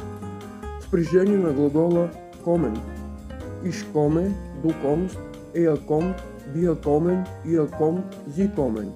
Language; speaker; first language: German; non-native, fluent; Bulgarian